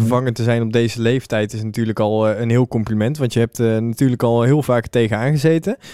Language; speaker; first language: Dutch; native; Dutch